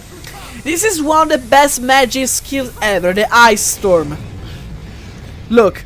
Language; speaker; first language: English; non-native, fluent; Italian